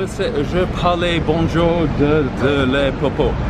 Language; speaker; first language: French; non-native, learner; English